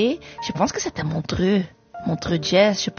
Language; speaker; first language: French; non-native, fluent; English